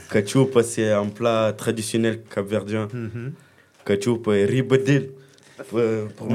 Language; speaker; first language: French; early bilingual, other home language; Kabuverdianu